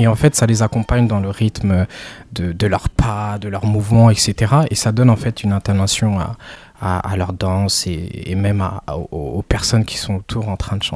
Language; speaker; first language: French; early bilingual, other home language; Kinyarwanda